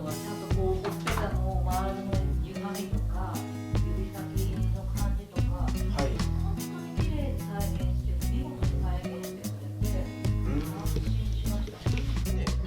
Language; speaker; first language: Japanese; native; Japanese